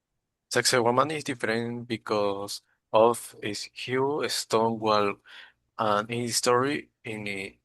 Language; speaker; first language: English; non-native, learner; Spanish